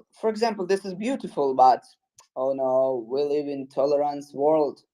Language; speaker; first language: English; non-native, learner; Ukrainian